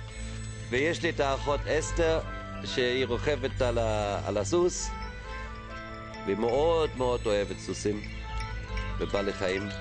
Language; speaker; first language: Hebrew; non-native, fluent; German